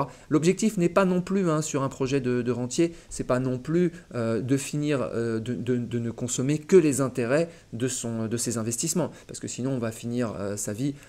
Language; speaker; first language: French; native; French